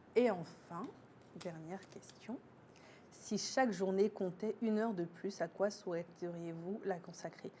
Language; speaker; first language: French; native; French